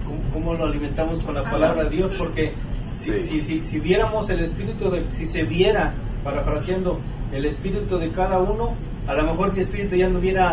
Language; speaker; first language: Spanish; native; Spanish